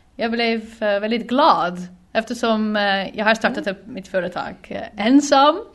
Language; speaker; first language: Swedish; non-native, fluent; Dutch